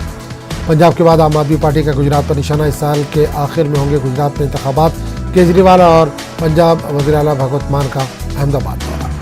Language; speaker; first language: Hindi; native; Hindi